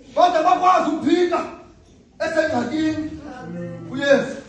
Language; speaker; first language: Zulu; non-native, local second language; Xhosa